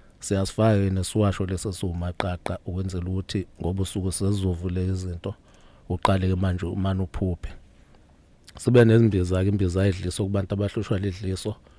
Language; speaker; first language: Zulu; native; Zulu